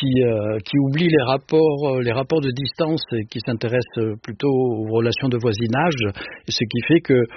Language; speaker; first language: French; native; French